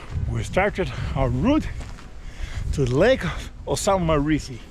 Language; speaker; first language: English; non-native, fluent; Spanish